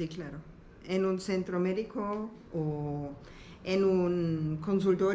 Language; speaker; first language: Spanish; non-native, learner; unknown